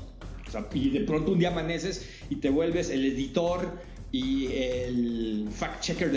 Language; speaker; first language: Spanish; native; Spanish